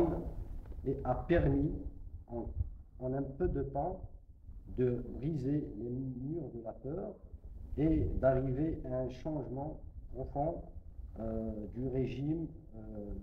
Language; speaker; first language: French; non-native, local second language; Kabyle